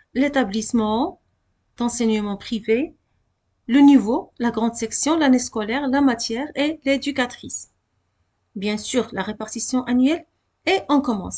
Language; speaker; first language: French; non-native, local second language; Arabic